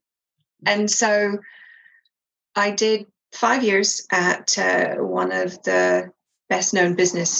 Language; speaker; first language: English; native; English